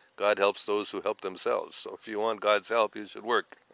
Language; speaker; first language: English; native; English